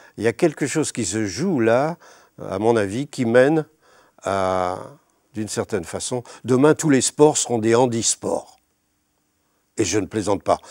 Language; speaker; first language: French; native; French